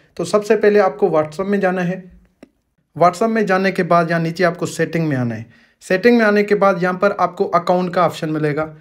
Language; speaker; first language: Urdu; non-native, local second language; Sindhi